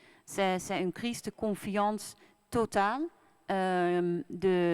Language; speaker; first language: French; non-native, fluent; Dutch